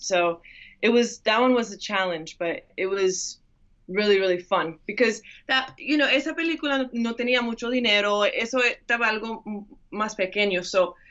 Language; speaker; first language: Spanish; early bilingual, heritage; English